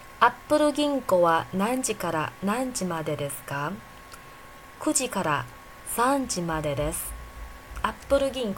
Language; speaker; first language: Japanese; non-native, fluent; Chinese